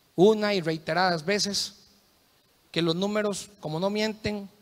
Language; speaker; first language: Spanish; native; Spanish